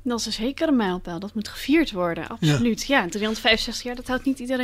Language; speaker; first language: Dutch; native; Dutch